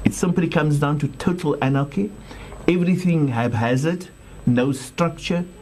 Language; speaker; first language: English; non-native, local second language; Afrikaans